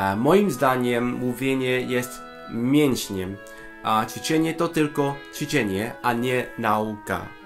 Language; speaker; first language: Polish; non-native, fluent; Cantonese